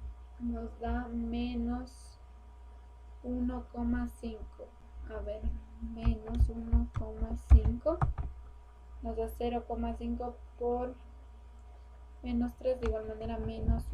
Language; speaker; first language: Spanish; native; Spanish